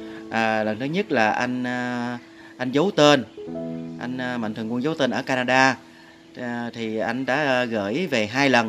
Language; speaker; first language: Vietnamese; native; Vietnamese